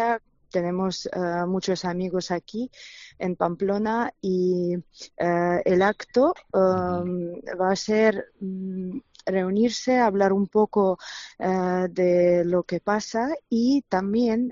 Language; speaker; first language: Spanish; non-native, fluent; Ukrainian